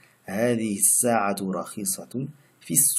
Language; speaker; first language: Arabic; non-native, fluent; French